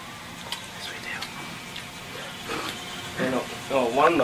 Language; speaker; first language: English; native; English